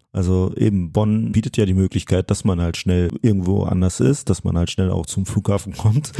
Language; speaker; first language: German; early bilingual, other home language; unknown